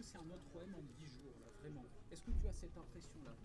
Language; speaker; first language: French; native; French